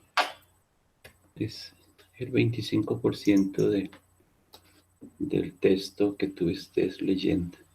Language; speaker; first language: Spanish; native; Spanish